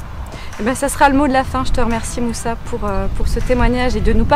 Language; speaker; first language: French; native; French